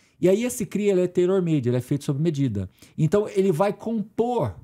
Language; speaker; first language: Portuguese; native; Portuguese